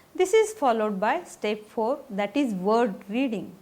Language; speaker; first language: English; non-native, local second language; Marathi